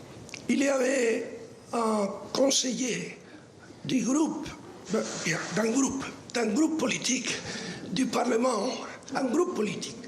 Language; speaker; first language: French; non-native, fluent; Spanish